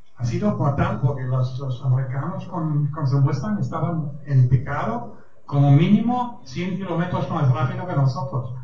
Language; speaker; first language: Spanish; non-native, fluent; German